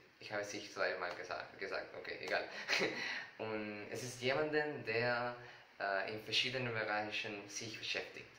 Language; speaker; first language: German; non-native, learner; Spanish